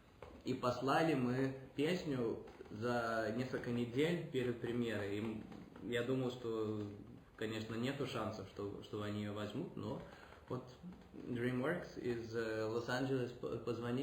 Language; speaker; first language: Russian; early bilingual, heritage; Russian